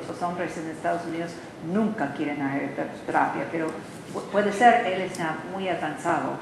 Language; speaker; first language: Spanish; non-native, learner; English